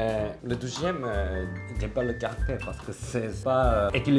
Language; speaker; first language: French; non-native, learner; Korean